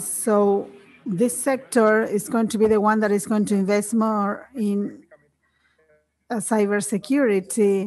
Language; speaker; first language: English; non-native, fluent; Spanish